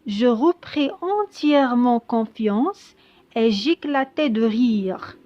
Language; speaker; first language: French; non-native, local second language; Arabic